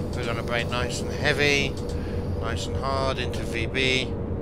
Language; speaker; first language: English; native; English